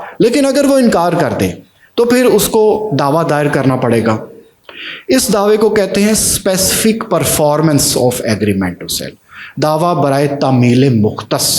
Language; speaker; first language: Urdu; native; Urdu